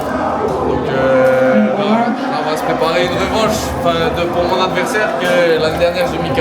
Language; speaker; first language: French; native; French